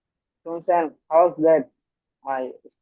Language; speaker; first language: English; non-native, learner; Bangla